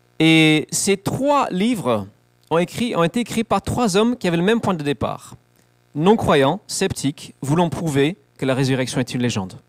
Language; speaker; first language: French; non-native, fluent; English